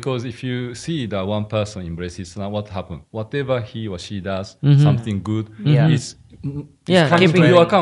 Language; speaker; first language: English; non-native, learner; Japanese